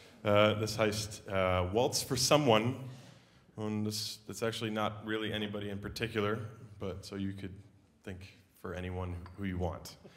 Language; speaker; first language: English; native; English